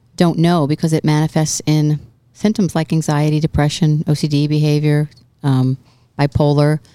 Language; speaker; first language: English; native; English